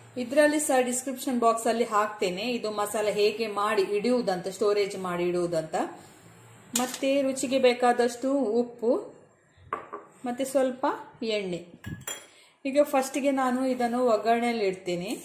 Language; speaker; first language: Kannada; non-native, local second language; Tulu